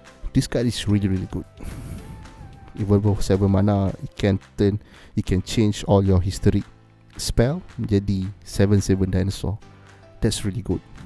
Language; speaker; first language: English; non-native, local second language; Malay